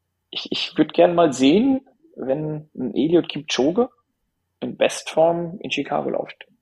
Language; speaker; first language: German; native; German